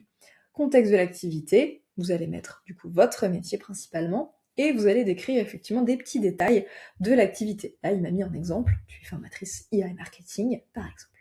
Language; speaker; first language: French; native; French